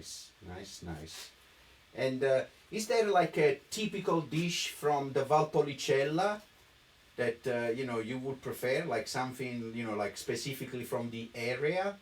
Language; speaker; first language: English; non-native, fluent; Italian